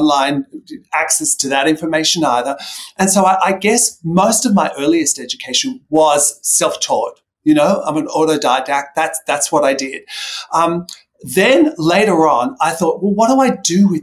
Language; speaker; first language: English; native; English